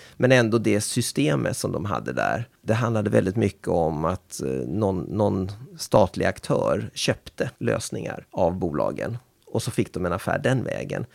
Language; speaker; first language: Swedish; native; Swedish